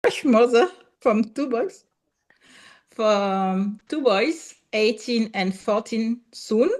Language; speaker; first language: English; non-native, learner; French